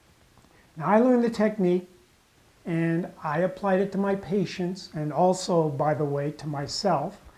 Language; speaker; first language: English; native; English